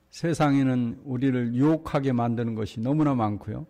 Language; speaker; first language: Korean; native; Korean